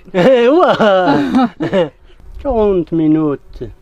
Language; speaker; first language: French; non-native, learner; Berber languages